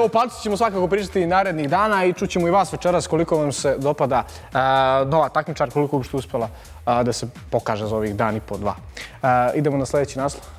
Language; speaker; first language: Serbian; native; Serbian